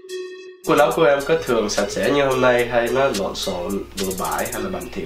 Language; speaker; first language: Vietnamese; early bilingual, heritage; Vietnamese